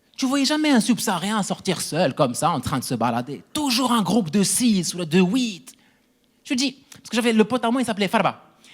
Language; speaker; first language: French; non-native, local second language; Arabic